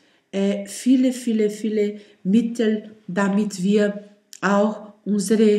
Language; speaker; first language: German; non-native, learner; Portuguese